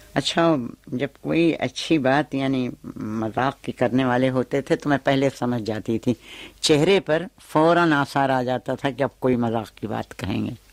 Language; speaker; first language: Urdu; native; Urdu